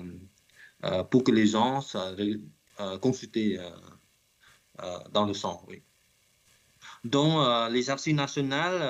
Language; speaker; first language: French; non-native, learner; Khmer